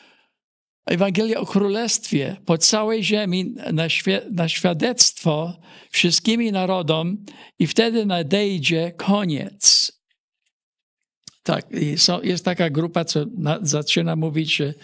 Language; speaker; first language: Polish; early bilingual, heritage; Polish